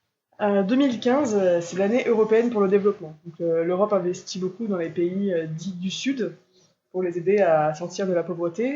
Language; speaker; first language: French; native; French